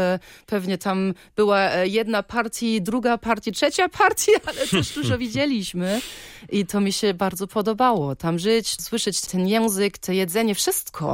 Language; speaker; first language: Polish; early bilingual, heritage; Polish